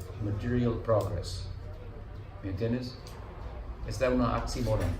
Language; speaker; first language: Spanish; non-native, learner; English